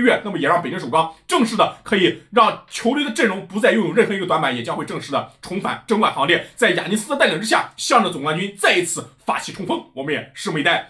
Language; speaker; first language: Chinese; native; Chinese